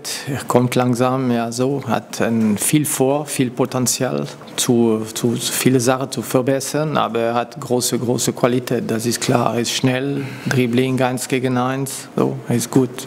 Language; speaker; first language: German; non-native, local second language; French